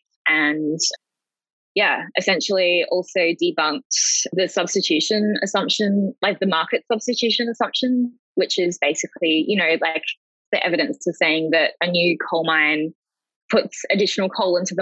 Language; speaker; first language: English; native; English